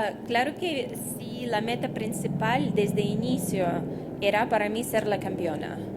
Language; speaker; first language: Spanish; non-native, fluent; Russian